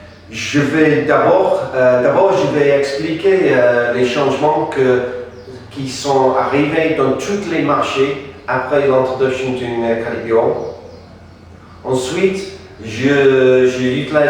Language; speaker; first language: French; non-native, fluent; English